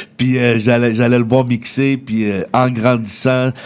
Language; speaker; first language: French; native; French